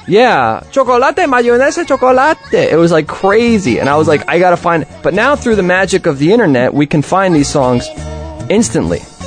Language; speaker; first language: English; native; English